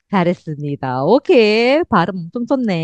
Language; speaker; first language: Korean; non-native, fluent; Indonesian